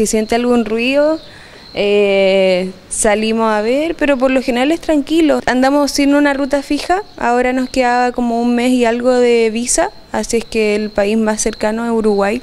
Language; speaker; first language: Spanish; native; Spanish